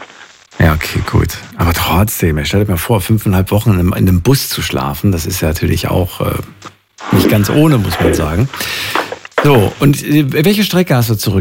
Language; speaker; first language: German; native; German